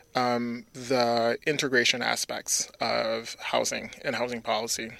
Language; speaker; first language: English; early bilingual, other home language; French